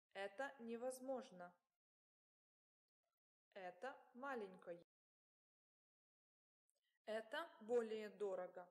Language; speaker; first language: Russian; non-native, learner; English